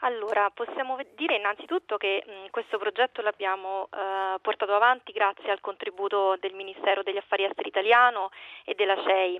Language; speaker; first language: Italian; native; Italian